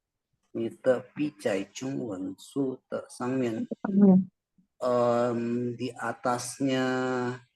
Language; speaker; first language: Chinese; non-native, learner; Indonesian